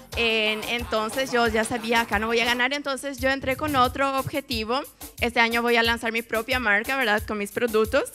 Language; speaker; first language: Spanish; non-native, local second language; Portuguese